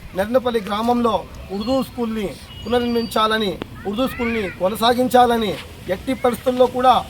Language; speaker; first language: Telugu; non-native, local second language; Urdu